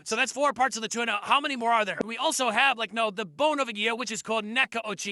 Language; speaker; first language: English; native; English